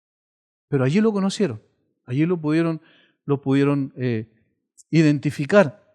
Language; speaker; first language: Spanish; native; Spanish